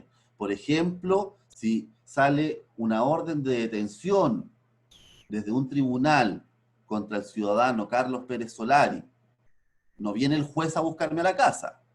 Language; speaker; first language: Spanish; native; Spanish